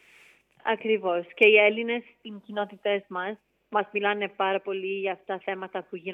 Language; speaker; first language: Greek; early bilingual, heritage; Greek